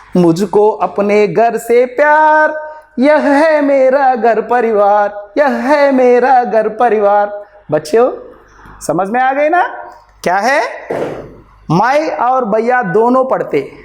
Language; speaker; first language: Hindi; non-native, local second language; Telugu